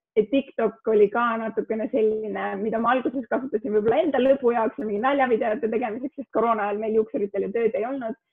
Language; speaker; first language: Estonian; early bilingual, heritage; Estonian